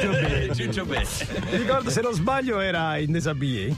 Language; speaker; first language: Italian; native; Italian